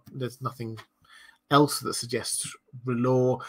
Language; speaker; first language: English; native; English